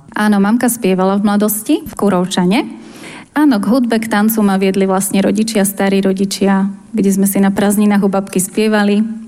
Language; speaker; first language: Slovak; non-native, local second language; Rusyn